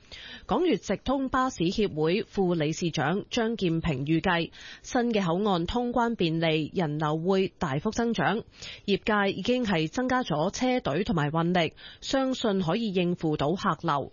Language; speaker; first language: Cantonese; native; Cantonese